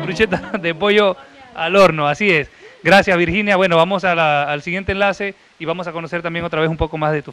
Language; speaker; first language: Spanish; native; Spanish